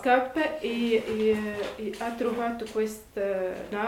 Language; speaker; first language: Italian; non-native, learner; Arabic